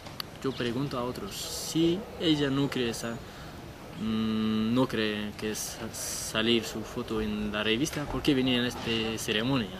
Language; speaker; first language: Spanish; non-native, learner; Persian